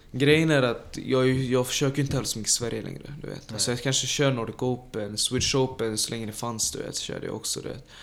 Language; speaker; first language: Swedish; early bilingual, other home language; Tajik